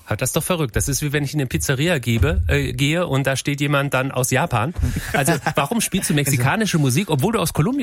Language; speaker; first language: German; native; German